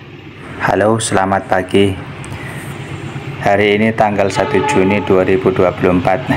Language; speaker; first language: Indonesian; native; Indonesian